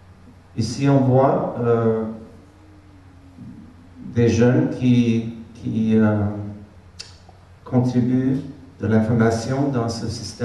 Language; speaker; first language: French; non-native, fluent; Hungarian